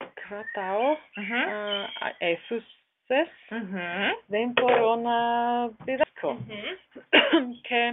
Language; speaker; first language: Greek; non-native, learner; German